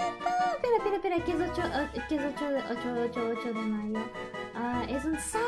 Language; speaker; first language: Spanish; early bilingual, heritage; English